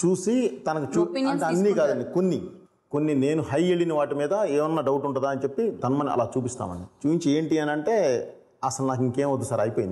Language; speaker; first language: Telugu; native; Telugu